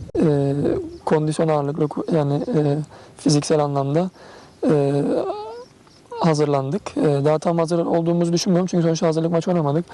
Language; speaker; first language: Turkish; native; Turkish